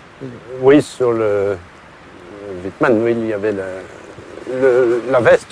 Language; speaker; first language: French; native; French